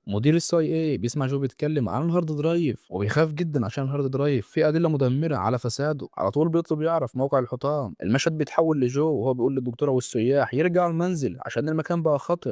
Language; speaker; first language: Arabic; native; Arabic